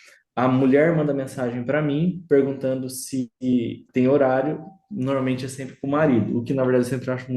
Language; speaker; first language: Portuguese; native; Portuguese